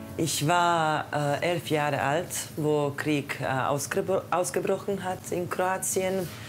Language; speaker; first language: German; non-native, fluent; Croatian